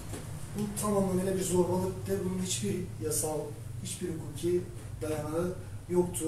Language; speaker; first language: Turkish; native; Turkish